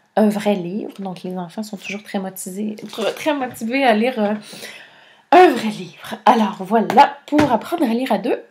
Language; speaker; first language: French; native; French